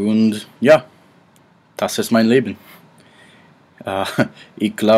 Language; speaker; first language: German; non-native, learner; English